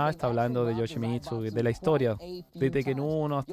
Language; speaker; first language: Spanish; native; Spanish